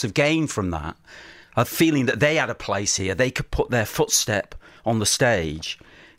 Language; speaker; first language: English; native; English